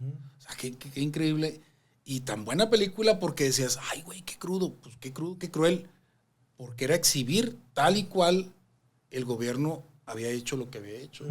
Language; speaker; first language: Spanish; native; Spanish